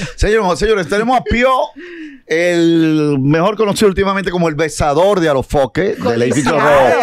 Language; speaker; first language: Spanish; native; Spanish